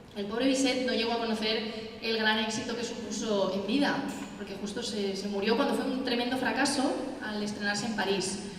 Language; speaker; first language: Spanish; non-native, local second language; Catalan